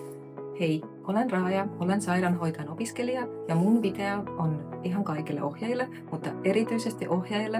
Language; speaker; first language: Finnish; non-native, fluent; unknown